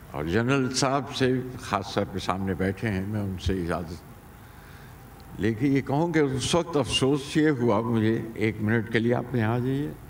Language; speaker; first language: Hindi; native; Hindi